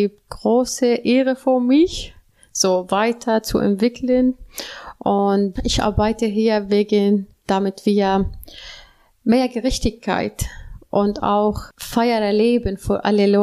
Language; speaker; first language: German; non-native, learner; Arabic